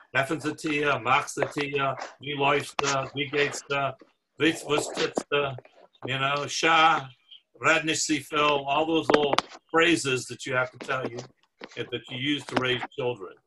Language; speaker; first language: English; native; English